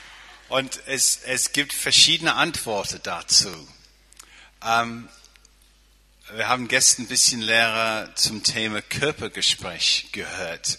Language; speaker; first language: German; non-native, fluent; English